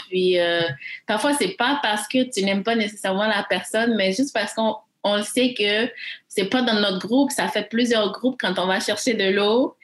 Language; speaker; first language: French; early bilingual, other home language; Haitian Creole